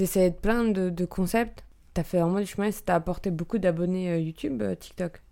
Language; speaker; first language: French; native; French